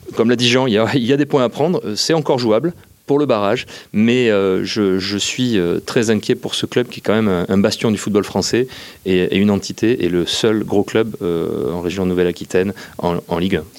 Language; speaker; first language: French; native; French